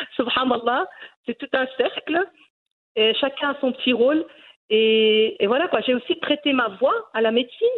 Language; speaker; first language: French; early bilingual, other home language; Riffian